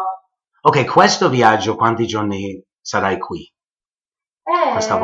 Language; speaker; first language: Italian; early bilingual, heritage; English